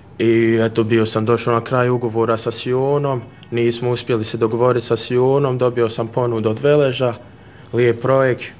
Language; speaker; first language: Croatian; early bilingual, heritage; Bosnian